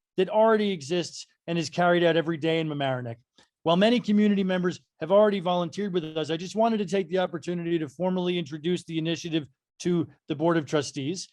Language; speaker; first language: English; native; English